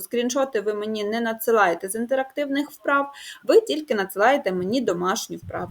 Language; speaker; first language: Ukrainian; native; Ukrainian